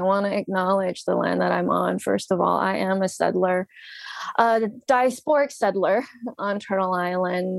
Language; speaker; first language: English; non-native, local second language; Cantonese